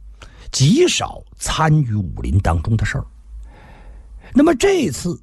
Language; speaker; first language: Chinese; native; Chinese